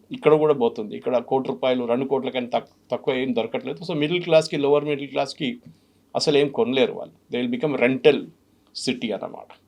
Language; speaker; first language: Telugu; non-native, fluent; Malayalam